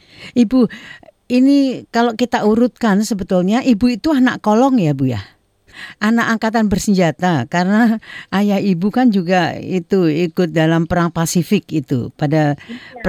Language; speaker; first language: Indonesian; native; Indonesian